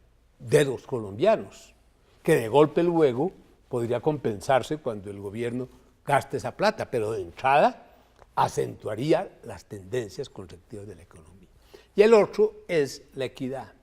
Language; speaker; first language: Spanish; native; Spanish